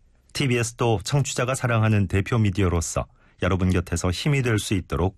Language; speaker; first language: Korean; native; Korean